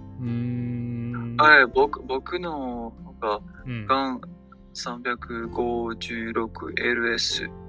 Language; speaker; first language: Japanese; non-native, learner; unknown